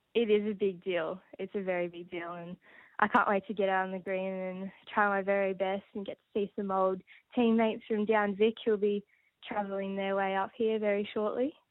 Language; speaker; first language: English; native; English